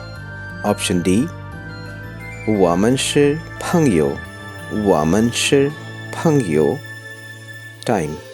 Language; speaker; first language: Chinese; non-native, fluent; Urdu